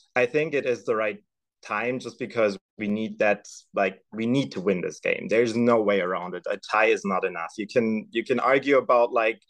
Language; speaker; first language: English; non-native, fluent; German